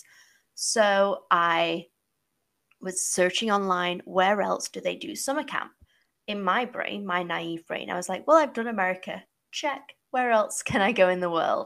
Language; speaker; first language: English; native; English